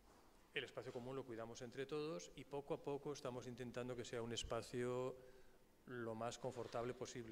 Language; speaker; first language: Spanish; native; Spanish